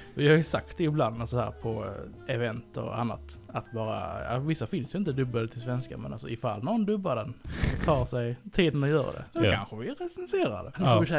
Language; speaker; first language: Swedish; native; Swedish